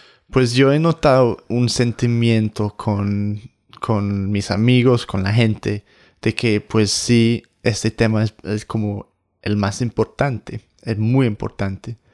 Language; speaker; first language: Spanish; non-native, fluent; English